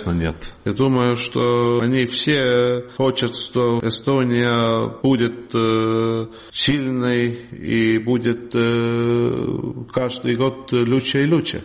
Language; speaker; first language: Russian; non-native, learner; Estonian